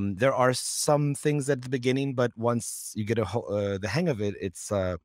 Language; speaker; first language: English; native; English